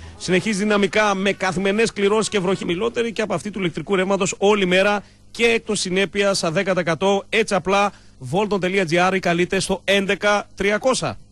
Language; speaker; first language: Greek; native; Greek